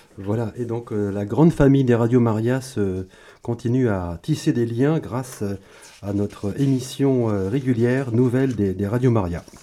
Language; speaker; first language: French; native; French